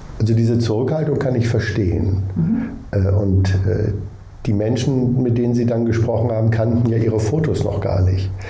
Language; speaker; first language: German; native; German